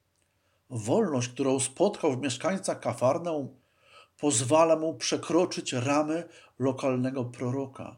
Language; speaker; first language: Polish; native; Polish